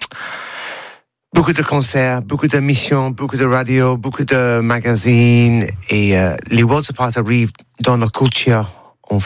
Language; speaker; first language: French; non-native, learner; English